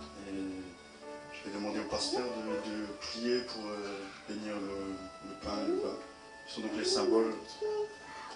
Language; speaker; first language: French; native; French